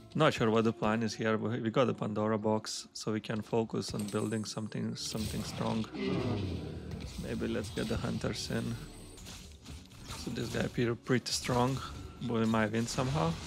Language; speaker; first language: English; non-native, fluent; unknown